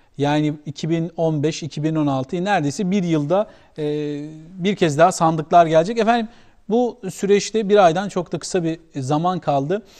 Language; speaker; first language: Turkish; native; Turkish